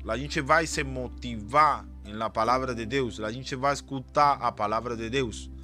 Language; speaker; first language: Portuguese; non-native, fluent; Spanish